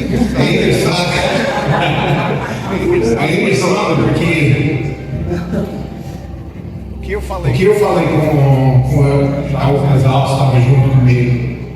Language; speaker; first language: Portuguese; non-native, fluent; English